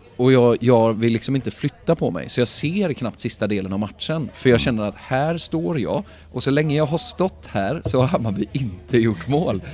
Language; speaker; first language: Swedish; native; Swedish